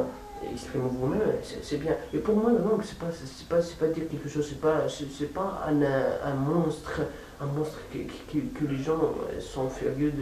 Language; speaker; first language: French; non-native, fluent; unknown